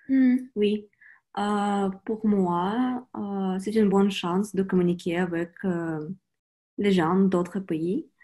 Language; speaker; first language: French; non-native, learner; Russian